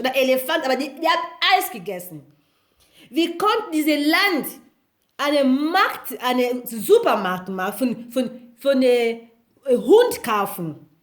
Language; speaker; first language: German; non-native, learner; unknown